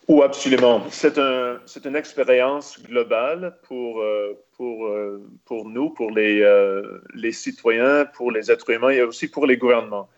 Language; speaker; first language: French; non-native, local second language; English